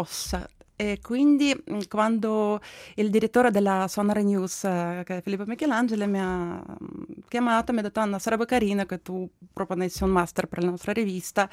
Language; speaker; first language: Italian; non-native, fluent; Ukrainian